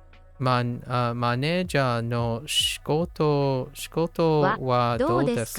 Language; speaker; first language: Japanese; non-native, learner; English